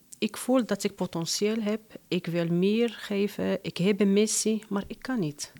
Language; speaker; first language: Dutch; non-native, fluent; Arabic